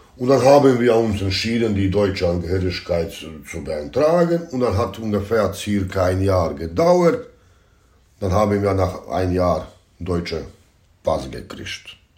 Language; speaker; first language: German; non-native, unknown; Bosnian